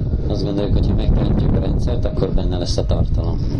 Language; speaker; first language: Hungarian; native; Hungarian